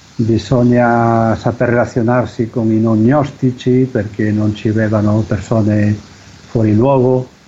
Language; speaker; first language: Italian; non-native, fluent; Spanish